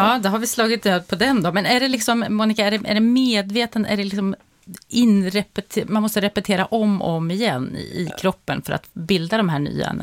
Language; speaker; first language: Swedish; native; Swedish